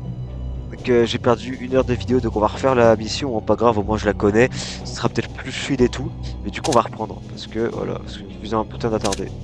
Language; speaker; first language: French; native; French